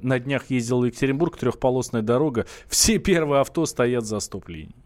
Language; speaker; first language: Russian; native; Russian